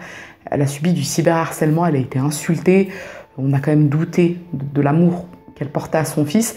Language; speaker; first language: French; native; French